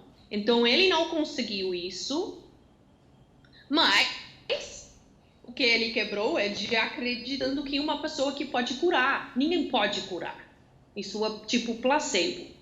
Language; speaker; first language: Portuguese; non-native, fluent; Dutch